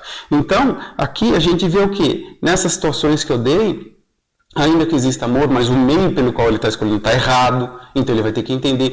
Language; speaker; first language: Portuguese; native; Portuguese